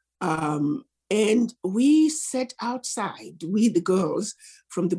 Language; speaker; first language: English; non-native, local second language; Shona